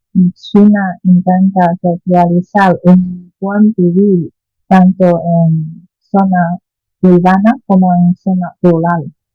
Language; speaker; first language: Spanish; non-native, fluent; Chinese